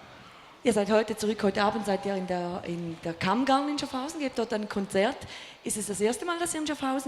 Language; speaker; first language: German; native; German